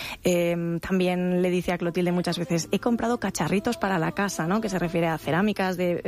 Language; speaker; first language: Spanish; native; Spanish